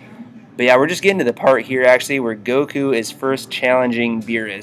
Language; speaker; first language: English; native; English